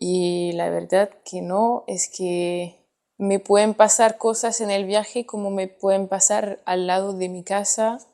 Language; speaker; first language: Spanish; non-native, fluent; French